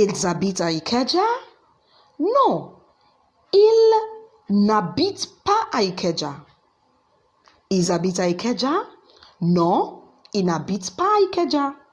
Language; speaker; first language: French; non-native, learner; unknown